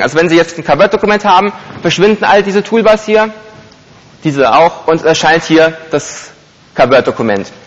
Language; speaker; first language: German; native; German